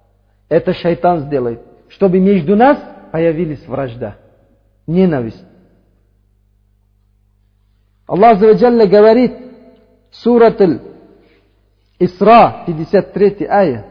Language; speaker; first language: Russian; non-native, fluent; Uzbek